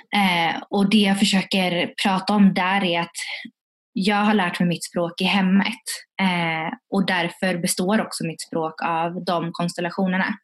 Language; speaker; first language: Swedish; early bilingual, other home language; Tigrinya